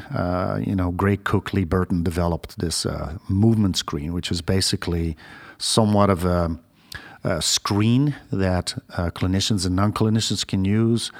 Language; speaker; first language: English; non-native, fluent; Dutch